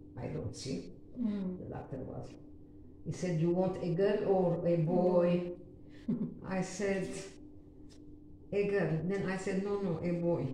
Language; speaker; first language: English; non-native, learner; Arabic